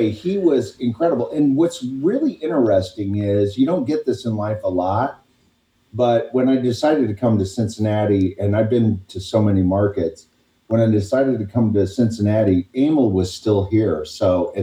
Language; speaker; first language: English; native; English